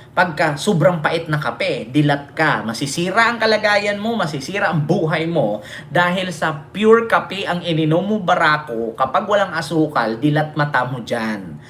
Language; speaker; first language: Filipino; non-native, local second language; Cebuano